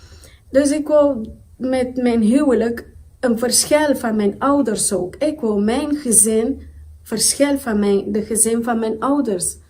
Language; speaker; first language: Dutch; non-native, local second language; Papiamento